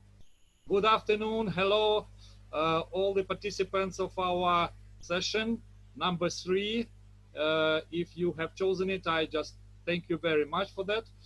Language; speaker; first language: English; non-native, fluent; Ukrainian